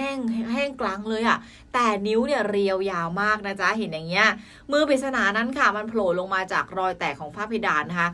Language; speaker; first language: Thai; native; Thai